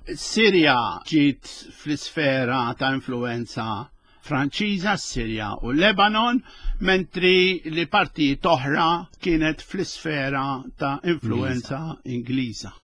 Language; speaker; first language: Maltese; early bilingual, other home language; Spanish